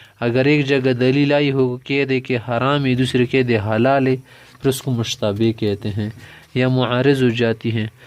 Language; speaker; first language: Urdu; non-native, local second language; Pashto